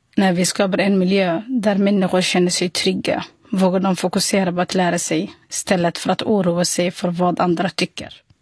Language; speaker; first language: Swedish; non-native, fluent; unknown